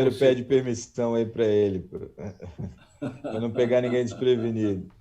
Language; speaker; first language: Portuguese; native; Portuguese